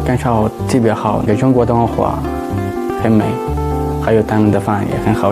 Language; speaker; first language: Chinese; non-native, learner; Arabic